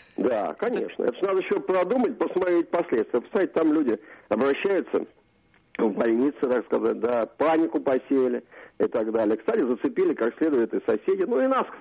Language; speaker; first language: Russian; native; Russian